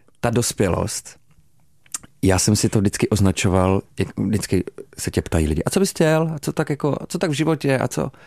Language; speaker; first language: Czech; native; Czech